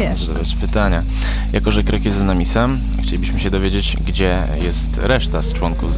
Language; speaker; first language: Polish; native; Polish